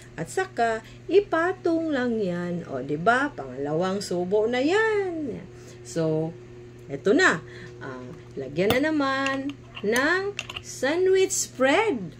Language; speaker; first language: Filipino; non-native, local second language; Cebuano